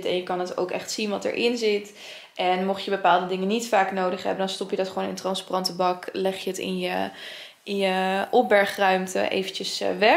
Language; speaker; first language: Dutch; native; Dutch